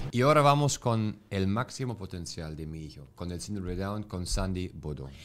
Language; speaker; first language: Spanish; native; Spanish